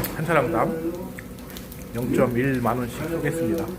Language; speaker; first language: Korean; native; Korean